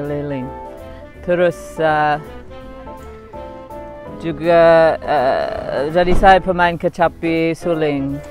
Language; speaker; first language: Indonesian; non-native, fluent; English